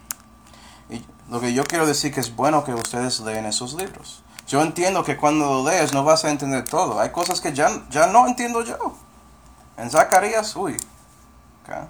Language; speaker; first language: Spanish; non-native, fluent; English